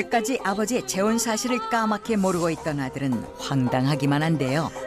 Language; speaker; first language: Korean; native; Korean